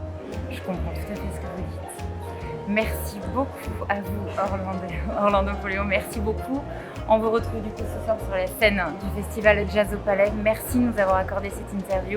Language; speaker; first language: French; native; French